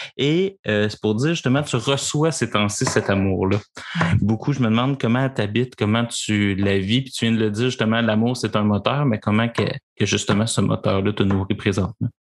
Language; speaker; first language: French; native; French